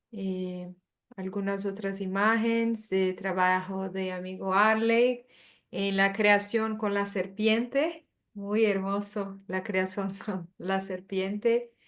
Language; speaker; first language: Spanish; non-native, learner; Portuguese